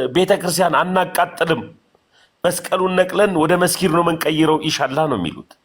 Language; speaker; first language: Amharic; non-native, local second language; Oromo